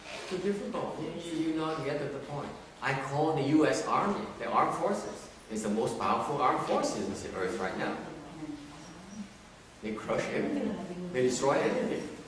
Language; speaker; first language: English; non-native, fluent; Vietnamese